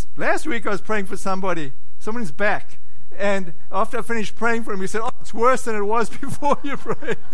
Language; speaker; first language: English; native; English